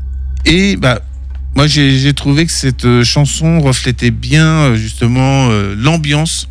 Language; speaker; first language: French; native; French